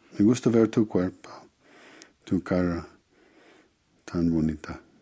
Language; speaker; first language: Spanish; non-native, learner; English